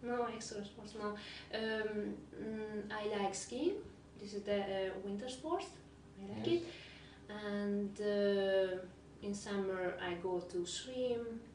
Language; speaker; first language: English; non-native, learner; Hungarian